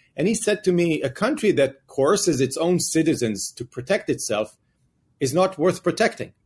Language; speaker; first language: English; non-native, fluent; Hebrew